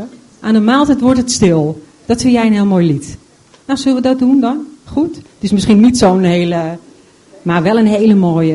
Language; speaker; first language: Dutch; native; Dutch